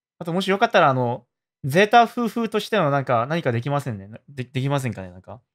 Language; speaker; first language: Japanese; non-native, fluent; Korean